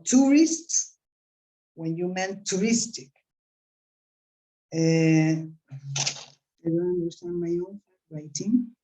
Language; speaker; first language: English; non-native, fluent; Spanish